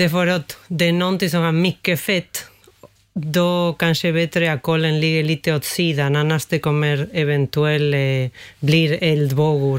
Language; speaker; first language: Swedish; non-native, fluent; Spanish